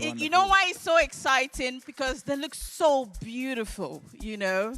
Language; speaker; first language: English; non-native, local second language; Igbo